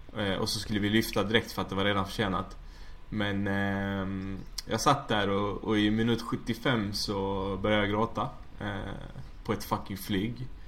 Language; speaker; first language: Swedish; early bilingual, other home language; Arabic